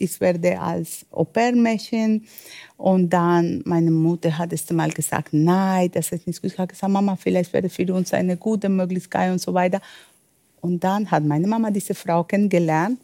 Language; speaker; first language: German; non-native, fluent; Spanish